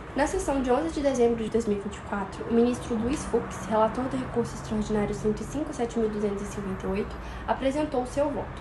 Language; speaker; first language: Portuguese; native; Portuguese